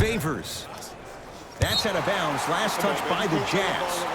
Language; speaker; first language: English; native; English